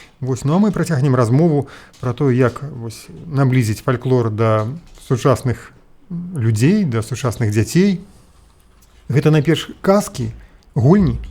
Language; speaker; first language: Belarusian; native; Belarusian